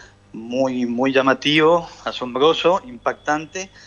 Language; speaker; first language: Spanish; native; Spanish